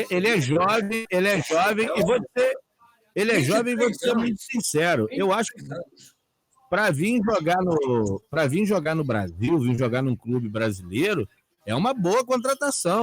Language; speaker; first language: Portuguese; native; Portuguese